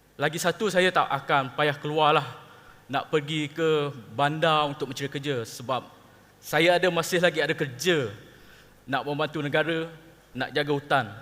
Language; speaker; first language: Malay; non-native, local second language; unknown